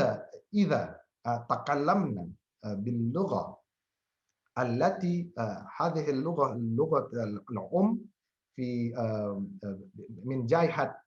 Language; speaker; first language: Arabic; non-native, fluent; Indonesian